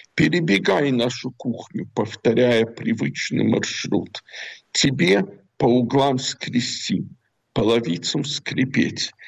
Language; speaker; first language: Russian; native; Russian